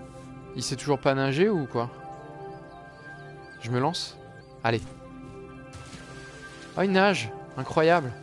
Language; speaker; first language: French; native; French